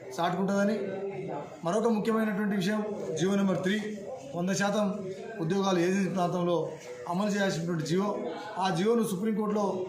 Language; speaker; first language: Telugu; non-native, local second language; Lambadi